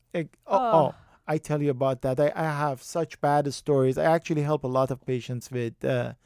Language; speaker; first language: English; non-native, fluent; Persian